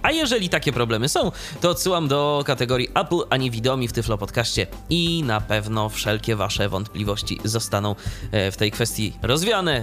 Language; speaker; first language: Polish; native; Polish